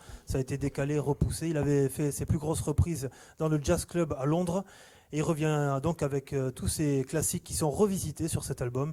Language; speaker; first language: French; native; French